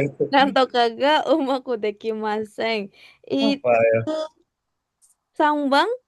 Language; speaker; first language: Japanese; non-native, learner; Indonesian